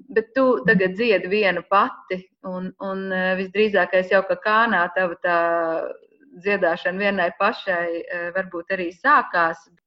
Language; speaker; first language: Latvian; native; Latvian